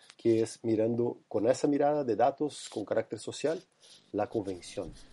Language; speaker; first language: Spanish; non-native, fluent; Portuguese